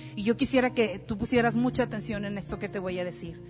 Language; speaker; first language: Spanish; native; Spanish